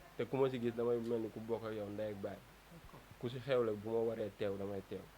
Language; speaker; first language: Wolof; native; Wolof